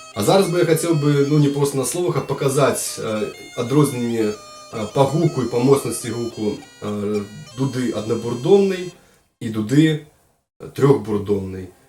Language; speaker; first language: Belarusian; native; Belarusian